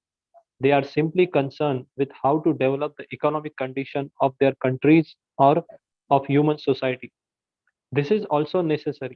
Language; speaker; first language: English; non-native, local second language; Hindi